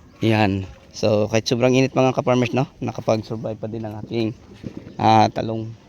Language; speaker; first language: Filipino; native; Filipino